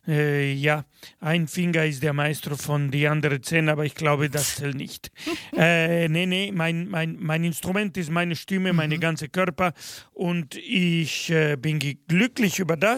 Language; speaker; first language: German; non-native, fluent; Spanish